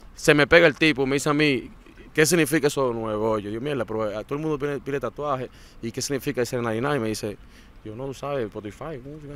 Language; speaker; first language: Spanish; native; Spanish